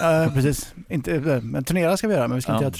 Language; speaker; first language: Swedish; native; Swedish